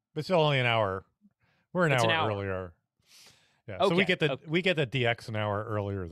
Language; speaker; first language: English; native; English